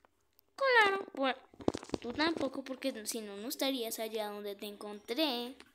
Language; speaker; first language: Spanish; native; Spanish